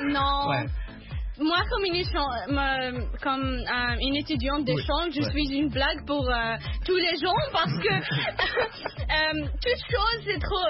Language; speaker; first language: French; non-native, learner; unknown